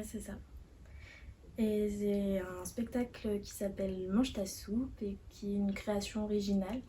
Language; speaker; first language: French; native; French